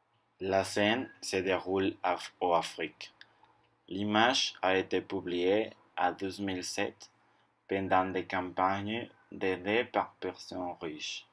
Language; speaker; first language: French; non-native, learner; Spanish